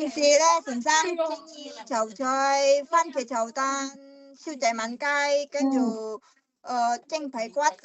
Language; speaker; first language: Cantonese; non-native, learner; Indonesian